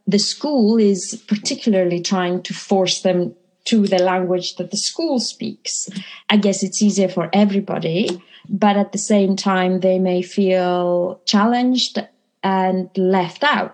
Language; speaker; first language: English; non-native, fluent; Greek